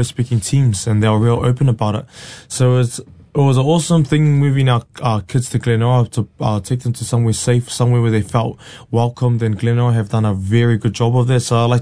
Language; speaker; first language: English; native; English